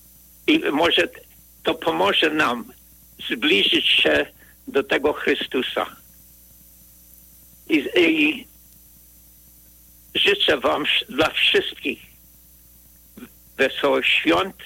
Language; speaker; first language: Polish; early bilingual, heritage; Polish